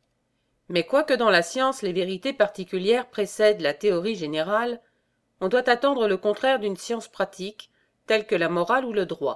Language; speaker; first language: French; native; French